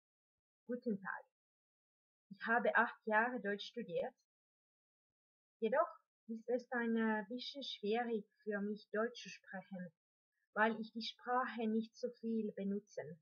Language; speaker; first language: German; non-native, learner; Finnish